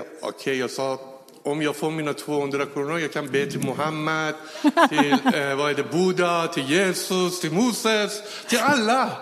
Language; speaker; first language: Swedish; non-native, fluent; Persian